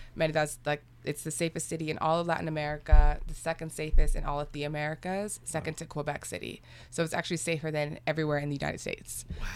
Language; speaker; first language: English; native; English